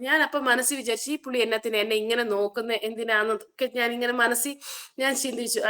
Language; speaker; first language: Malayalam; early bilingual, heritage; Malayalam